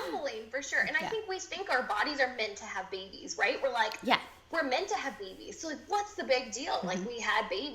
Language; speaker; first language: English; native; English